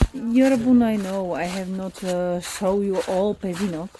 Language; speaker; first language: English; non-native, learner; Slovak